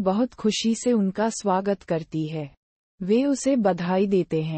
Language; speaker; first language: Hindi; native; Hindi